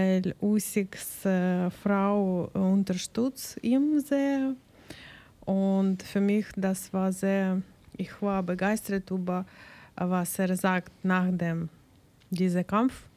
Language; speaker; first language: German; non-native, learner; Ukrainian